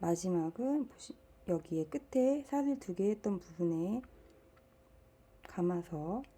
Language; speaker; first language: Korean; native; Korean